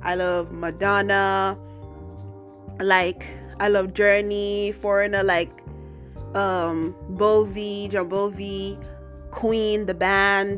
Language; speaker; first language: English; non-native, local second language; Igbo